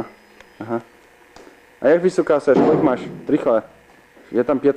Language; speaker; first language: Czech; early bilingual, heritage; Czech